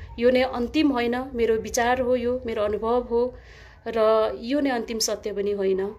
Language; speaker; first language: Nepali; non-native, local second language; Limburgish